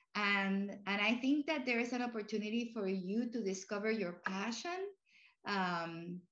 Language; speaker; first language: English; non-native, fluent; Spanish